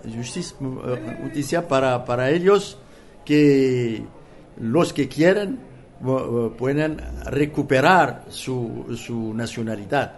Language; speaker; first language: Spanish; non-native, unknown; French